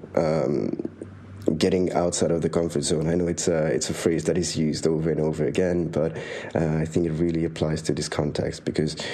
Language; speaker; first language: English; non-native, fluent; French